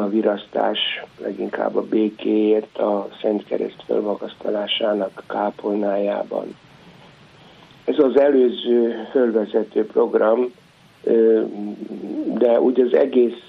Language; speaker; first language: Hungarian; native; Hungarian